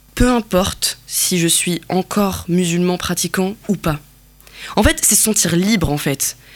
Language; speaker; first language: French; non-native, local second language; Kabyle